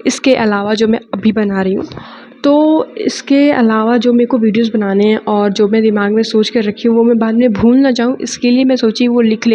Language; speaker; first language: Hindi; native; Hindi